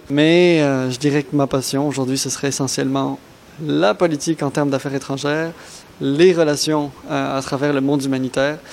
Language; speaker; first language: French; non-native, local second language; Arabic